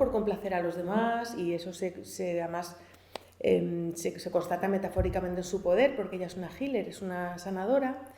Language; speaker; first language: Spanish; native; Spanish